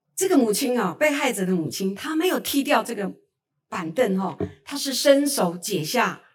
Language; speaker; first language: Chinese; native; Chinese